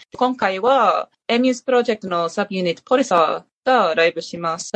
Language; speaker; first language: Japanese; non-native, learner; English